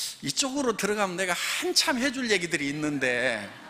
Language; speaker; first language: Korean; native; Korean